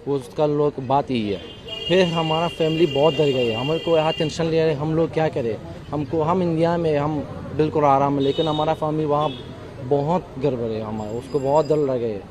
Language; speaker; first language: Hindi; non-native, learner; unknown